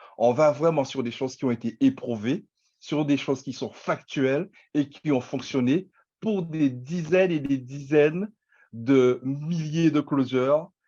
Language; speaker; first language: French; native; French